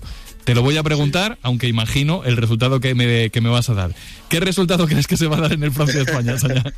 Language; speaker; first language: Spanish; native; Spanish